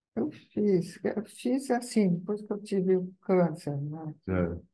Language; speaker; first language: Portuguese; non-native, fluent; Italian